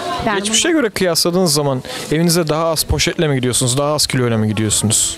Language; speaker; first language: Turkish; native; Turkish